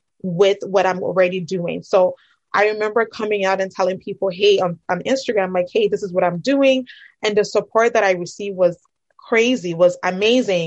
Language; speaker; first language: English; non-native, local second language; Akan